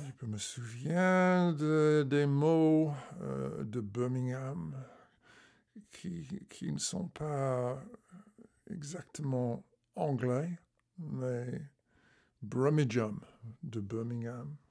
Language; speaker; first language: French; non-native, learner; English